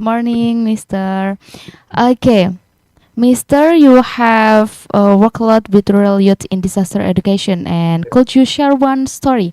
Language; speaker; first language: English; non-native, learner; Indonesian